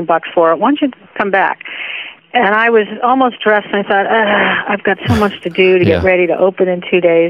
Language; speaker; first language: English; native; English